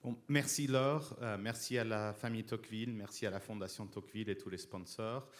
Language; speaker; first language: French; non-native, fluent; English